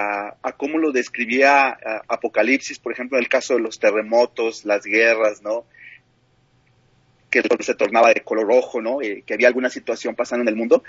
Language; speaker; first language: Spanish; native; Spanish